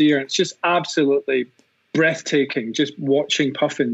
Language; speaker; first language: English; native; English